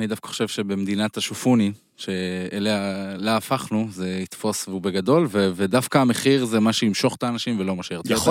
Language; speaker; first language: Hebrew; native; Hebrew